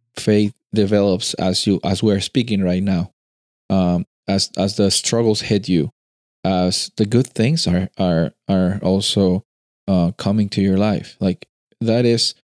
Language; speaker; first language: English; non-native, fluent; Spanish